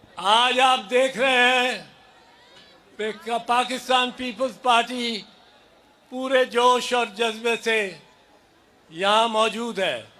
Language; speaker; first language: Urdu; non-native, local second language; Punjabi